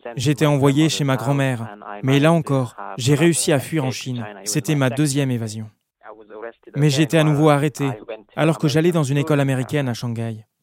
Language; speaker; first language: French; non-native, fluent; Korean